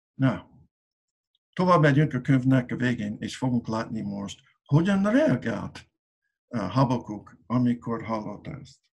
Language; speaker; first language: Hungarian; non-native, learner; English